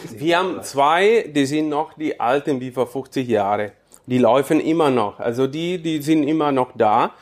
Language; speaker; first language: German; non-native, fluent; Italian